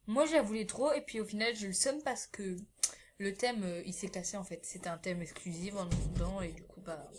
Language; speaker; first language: French; native; French